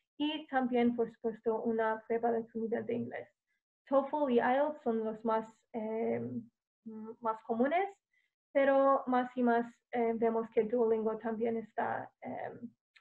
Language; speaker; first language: Spanish; non-native, fluent; English